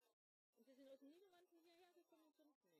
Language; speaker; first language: German; native; German